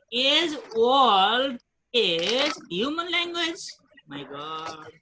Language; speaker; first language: English; non-native, fluent; Nepali